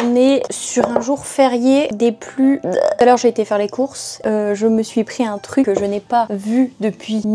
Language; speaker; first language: French; native; French